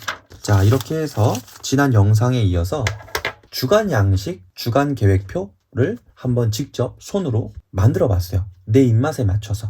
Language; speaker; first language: Korean; native; Korean